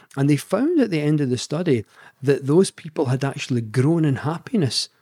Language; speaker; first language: English; native; English